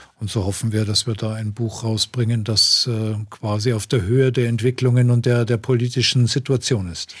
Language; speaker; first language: German; native; German